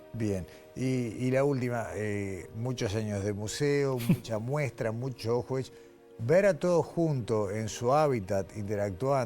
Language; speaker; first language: Spanish; native; Spanish